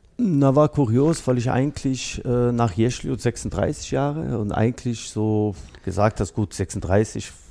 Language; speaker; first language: German; early bilingual, other home language; Bosnian